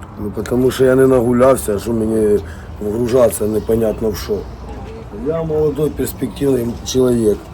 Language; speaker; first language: Ukrainian; non-native, local second language; Russian